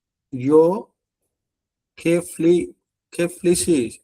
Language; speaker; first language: French; non-native, learner; Bangla